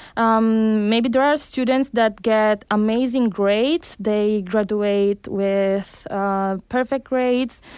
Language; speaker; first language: English; early bilingual, heritage; Spanish